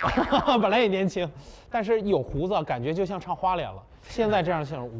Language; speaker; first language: Chinese; native; Chinese